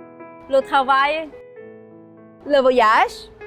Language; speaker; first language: French; non-native, fluent; Thai